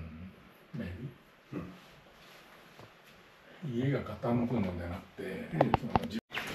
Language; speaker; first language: English; non-native, learner; Japanese